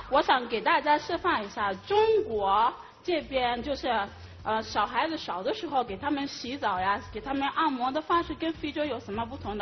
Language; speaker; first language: Chinese; non-native, fluent; Akan